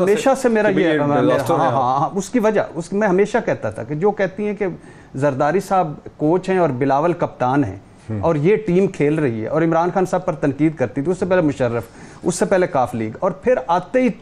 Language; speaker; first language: Urdu; native; Urdu